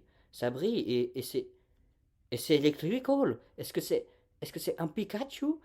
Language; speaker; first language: French; native; French